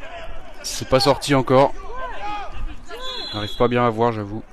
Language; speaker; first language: French; native; French